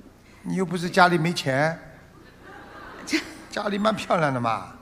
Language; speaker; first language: Chinese; non-native, local second language; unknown